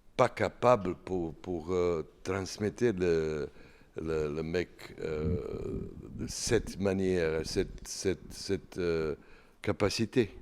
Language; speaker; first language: French; non-native, learner; Serbian